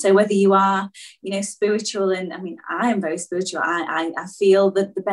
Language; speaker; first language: English; native; English